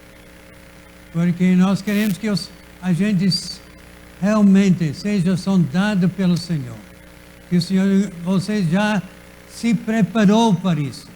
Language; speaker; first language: Portuguese; native; Portuguese